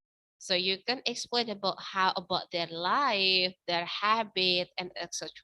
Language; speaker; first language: English; non-native, fluent; Indonesian